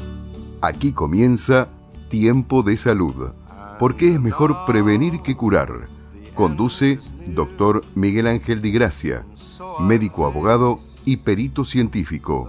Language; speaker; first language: Spanish; native; Spanish